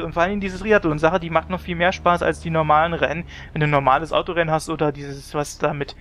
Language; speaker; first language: German; native; German